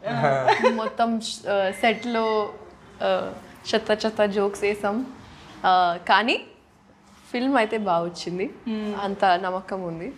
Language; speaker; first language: Telugu; non-native, local second language; Urdu